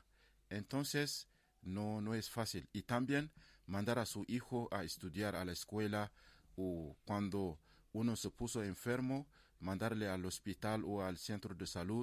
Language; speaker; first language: Spanish; non-native, fluent; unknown